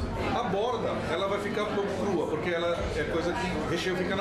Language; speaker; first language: Portuguese; non-native, learner; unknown